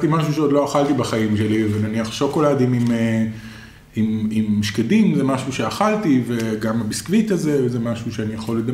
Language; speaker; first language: Hebrew; native; Hebrew